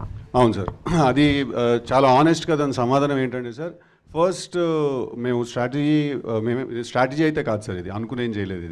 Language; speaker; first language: Telugu; native; Telugu